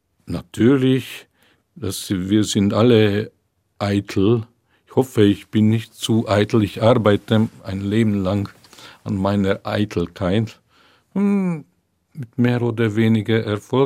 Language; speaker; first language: German; non-native, fluent; Hungarian